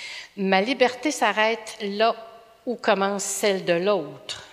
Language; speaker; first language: French; native; French